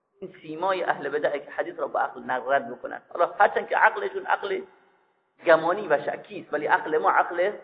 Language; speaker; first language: Persian; native; Persian